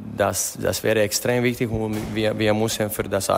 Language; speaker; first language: German; non-native, fluent; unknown